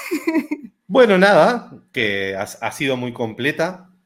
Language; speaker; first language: Spanish; native; Spanish